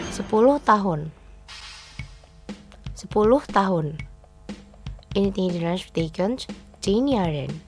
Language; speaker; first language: Dutch; non-native, learner; Indonesian